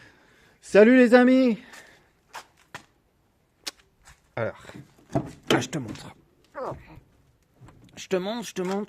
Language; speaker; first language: French; native; French